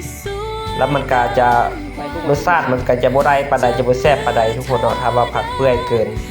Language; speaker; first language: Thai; non-native, local second language; Lao